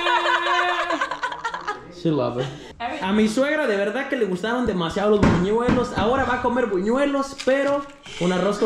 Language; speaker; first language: Spanish; native; Spanish